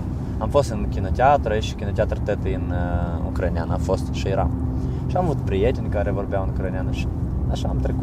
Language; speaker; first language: Romanian; non-native, learner; Ukrainian